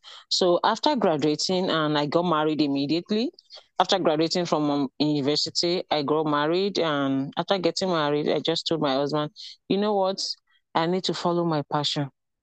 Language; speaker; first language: English; non-native, local second language; Yoruba